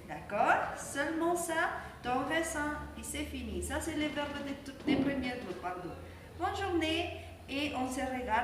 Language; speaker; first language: French; non-native, fluent; Spanish